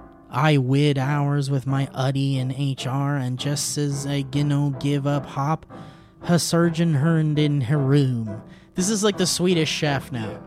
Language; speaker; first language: English; native; English